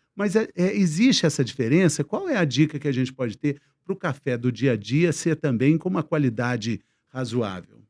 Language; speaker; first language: Portuguese; native; Portuguese